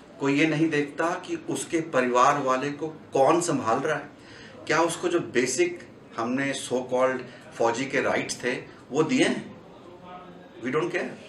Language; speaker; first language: Hindi; native; Hindi